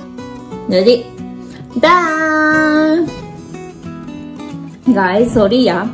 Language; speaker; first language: Indonesian; non-native, fluent; Japanese